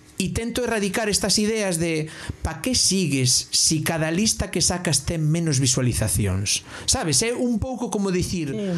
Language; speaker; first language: Galician; non-native, local second language; Spanish